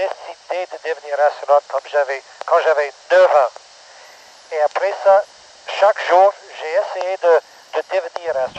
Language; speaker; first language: French; non-native, local second language; English